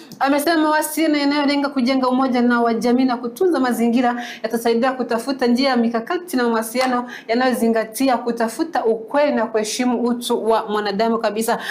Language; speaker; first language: Swahili; non-native, local second language; Kinyarwanda